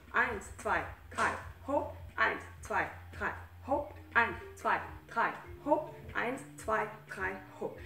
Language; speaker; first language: German; non-native, fluent; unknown